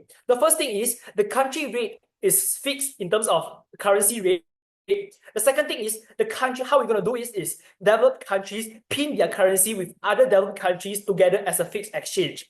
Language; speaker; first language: English; non-native, learner; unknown